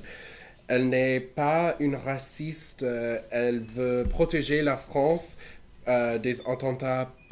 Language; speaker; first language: French; non-native, learner; English